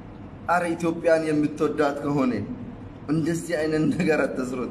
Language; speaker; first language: Amharic; non-native, local second language; Oromo